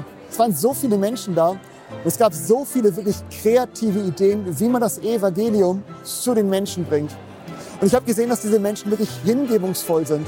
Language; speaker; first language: German; native; German